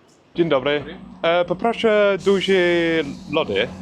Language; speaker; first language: Polish; non-native, learner; English